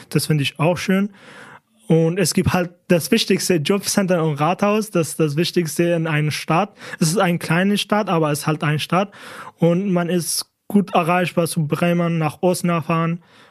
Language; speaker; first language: German; non-native, fluent; Kurdish